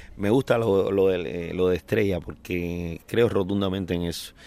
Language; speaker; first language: Spanish; native; Spanish